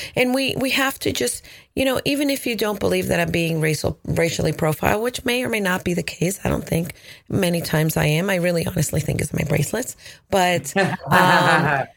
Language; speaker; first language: English; non-native, fluent; Spanish